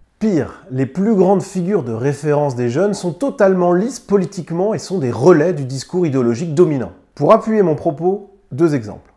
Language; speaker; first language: French; native; French